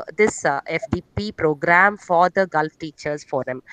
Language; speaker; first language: English; non-native, local second language; Tamil